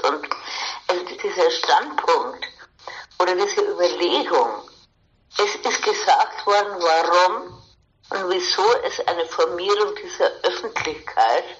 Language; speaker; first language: German; native; German